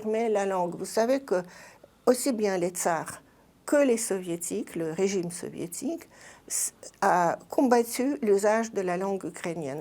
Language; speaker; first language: French; non-native, fluent; Russian